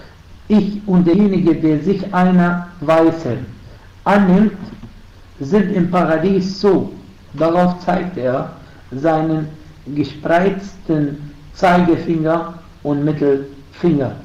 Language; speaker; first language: German; non-native, fluent; Arabic